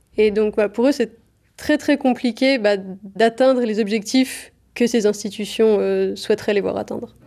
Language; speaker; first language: French; native; French